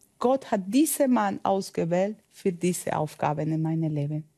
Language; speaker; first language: German; non-native, learner; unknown